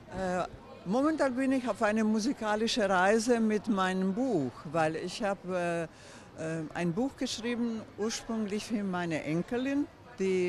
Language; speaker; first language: German; non-native, fluent; Croatian